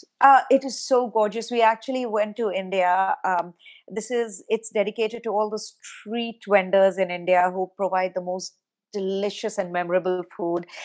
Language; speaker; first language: English; non-native, local second language; Hindi